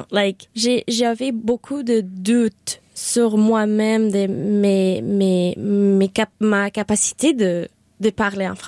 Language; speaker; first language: French; non-native, learner; Spanish